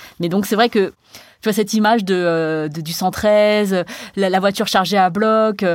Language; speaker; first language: French; early bilingual, other home language; Chinese